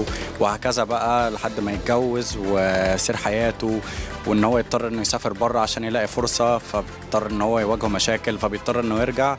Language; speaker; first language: Arabic; native; Arabic